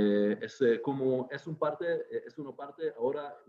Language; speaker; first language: Spanish; non-native, fluent; Hebrew